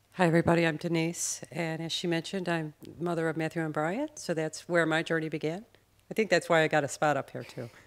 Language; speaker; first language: English; native; English